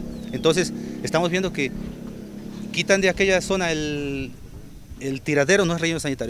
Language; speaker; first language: Spanish; native; Spanish